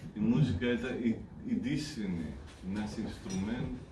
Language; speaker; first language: Russian; non-native, fluent; Greek